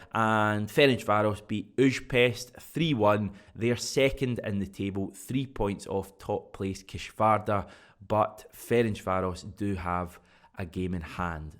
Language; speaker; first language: English; native; English